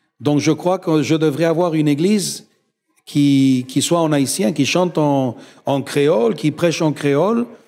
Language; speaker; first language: French; non-native, fluent; Spanish